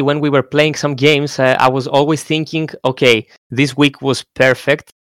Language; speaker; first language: English; non-native, fluent; Greek